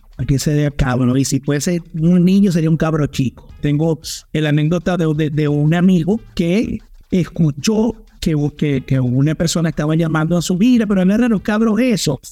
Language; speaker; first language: Spanish; native; Spanish